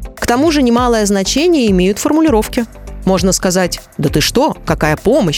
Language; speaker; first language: Russian; native; Russian